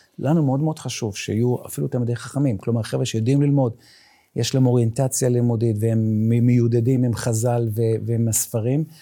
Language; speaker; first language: Hebrew; non-native, local second language; Yiddish